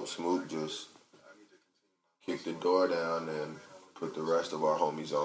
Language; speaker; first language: English; native; English